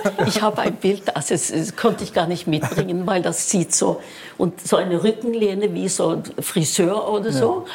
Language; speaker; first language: German; non-native, fluent; Norwegian